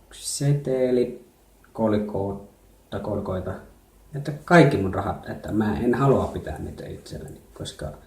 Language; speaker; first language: Finnish; non-native, fluent; Jarai